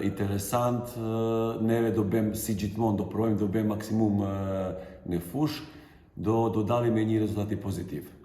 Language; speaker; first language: Albanian; non-native, fluent; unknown